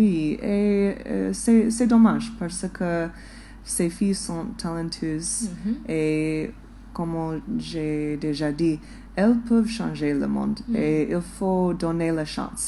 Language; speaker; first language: French; non-native, fluent; English